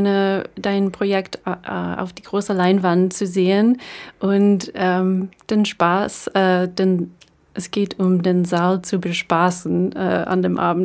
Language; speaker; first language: German; non-native, fluent; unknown